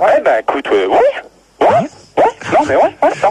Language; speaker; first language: French; native; French